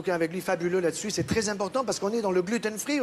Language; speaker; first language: French; native; French